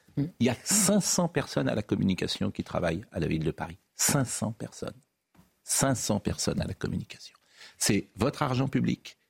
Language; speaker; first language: French; native; French